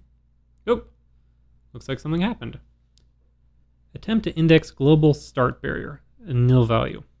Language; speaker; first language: English; native; English